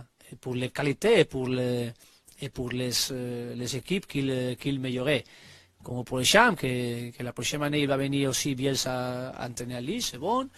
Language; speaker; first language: French; non-native, learner; Spanish